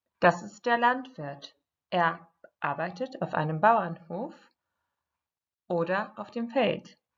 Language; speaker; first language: German; non-native, fluent; Croatian